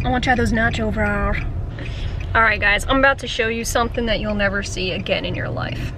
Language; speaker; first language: English; native; English